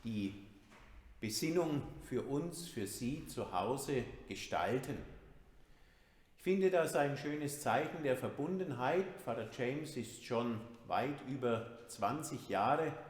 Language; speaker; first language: German; native; German